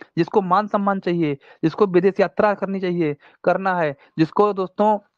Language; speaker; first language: Hindi; non-native, local second language; Telugu